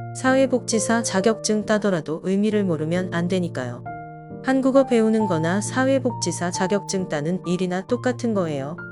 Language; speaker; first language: Korean; non-native, fluent; Vietnamese